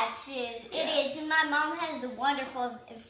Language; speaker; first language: English; native; English